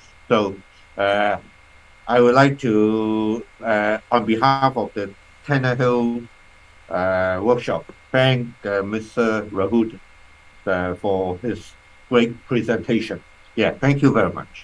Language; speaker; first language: English; non-native, local second language; Cantonese